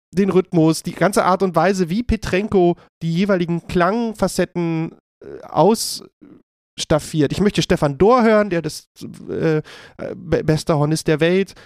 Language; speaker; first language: German; native; German